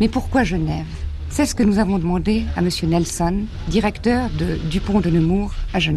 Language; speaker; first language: French; native; French